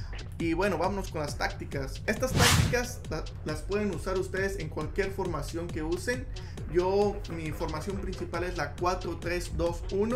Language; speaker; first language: Spanish; native; Spanish